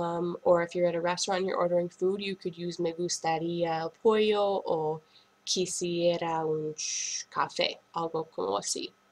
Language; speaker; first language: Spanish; non-native, fluent; English